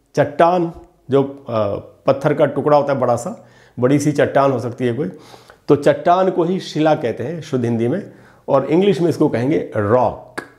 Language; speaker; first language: Hindi; native; Hindi